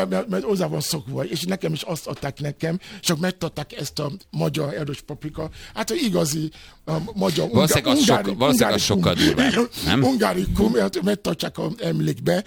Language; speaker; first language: Hungarian; non-native, fluent; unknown